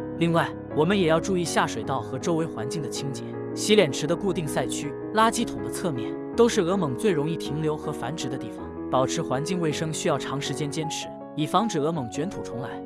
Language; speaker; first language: Chinese; native; Chinese